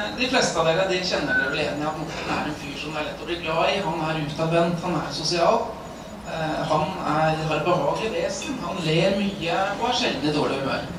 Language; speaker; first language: Norwegian; native; Norwegian